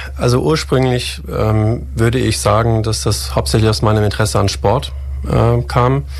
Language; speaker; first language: German; native; German